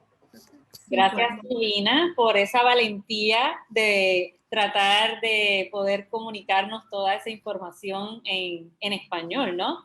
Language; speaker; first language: Spanish; native; Spanish